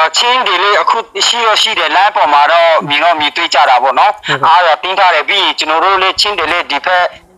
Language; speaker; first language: Burmese; non-native, local second language; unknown